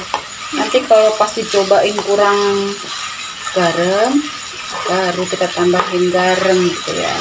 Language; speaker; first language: Indonesian; native; Indonesian